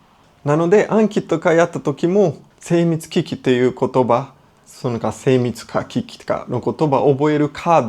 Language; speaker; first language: Japanese; non-native, fluent; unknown